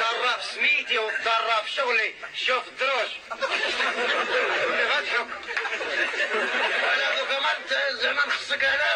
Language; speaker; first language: Arabic; native; Arabic